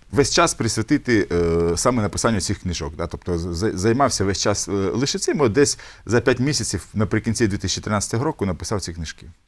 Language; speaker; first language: Ukrainian; native; Ukrainian